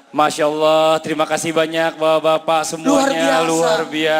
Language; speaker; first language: Indonesian; native; Indonesian